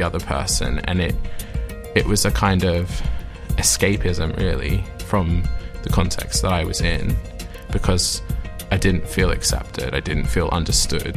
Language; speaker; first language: English; native; English